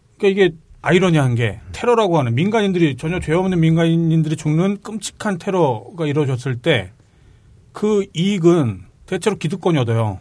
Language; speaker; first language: Korean; native; Korean